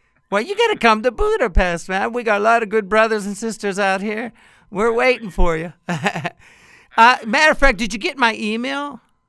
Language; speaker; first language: English; native; English